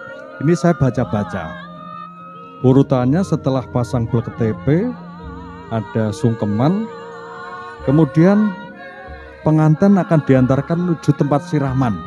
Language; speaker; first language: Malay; non-native, local second language; Javanese